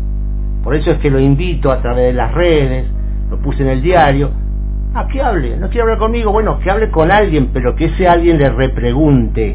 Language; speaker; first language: Spanish; native; Spanish